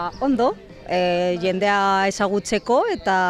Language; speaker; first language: Basque; non-native, learner; Spanish